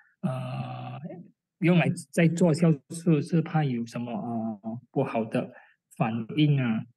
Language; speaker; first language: Chinese; early bilingual, heritage; Chinese